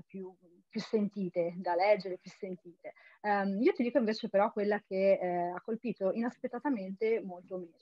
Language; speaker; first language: Italian; native; Italian